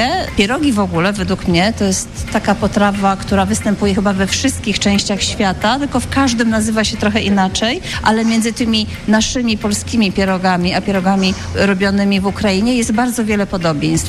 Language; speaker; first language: Polish; native; Polish